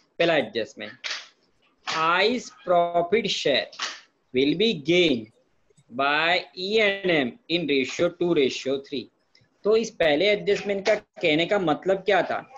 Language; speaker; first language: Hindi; non-native, local second language; Gujarati